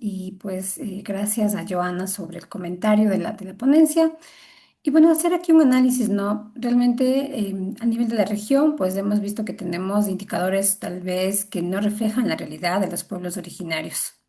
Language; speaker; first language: Spanish; native; Spanish